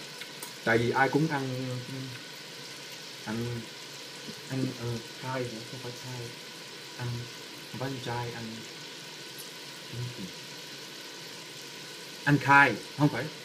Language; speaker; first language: Vietnamese; early bilingual, heritage; Vietnamese